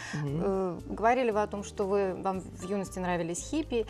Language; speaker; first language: Russian; native; Russian